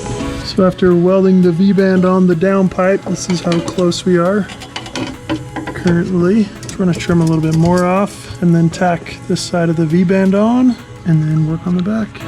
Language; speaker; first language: English; native; English